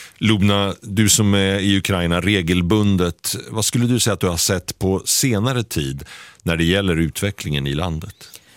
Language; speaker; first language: Swedish; native; Swedish